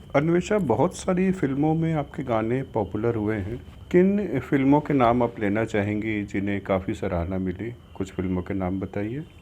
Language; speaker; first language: Hindi; native; Hindi